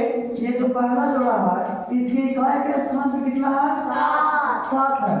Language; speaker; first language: Hindi; native; Hindi